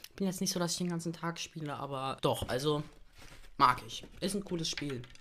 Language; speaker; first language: German; native; German